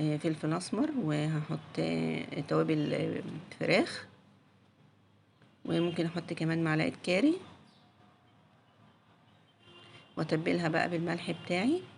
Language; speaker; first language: Arabic; native; Arabic